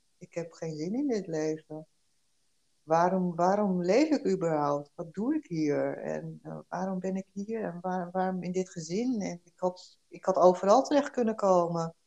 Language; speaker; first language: Dutch; early bilingual, other home language; Korean